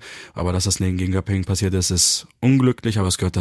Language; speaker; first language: German; early bilingual, other home language; Turkish